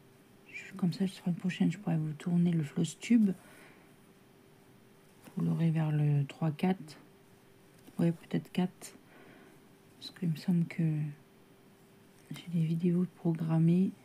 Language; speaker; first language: French; native; French